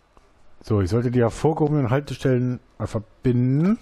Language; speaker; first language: German; native; German